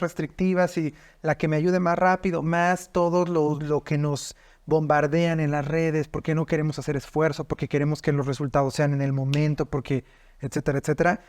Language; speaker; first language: Spanish; native; Spanish